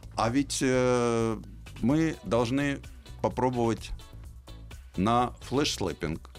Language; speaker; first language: Russian; native; Russian